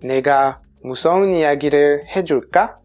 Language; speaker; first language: Korean; non-native, fluent; French